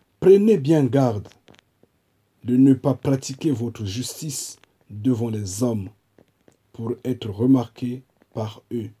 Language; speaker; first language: French; non-native, local second language; Kongo